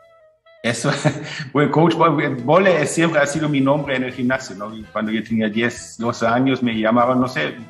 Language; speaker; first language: Spanish; non-native, fluent; German